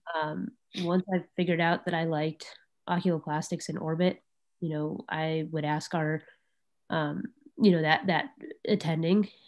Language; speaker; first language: English; native; English